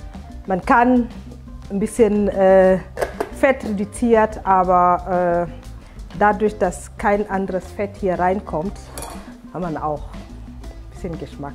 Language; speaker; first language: German; non-native, fluent; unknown